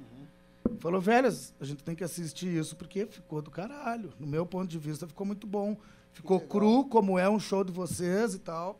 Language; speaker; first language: Portuguese; native; Portuguese